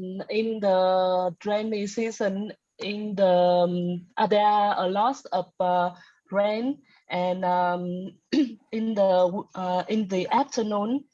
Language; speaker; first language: English; non-native, learner; Vietnamese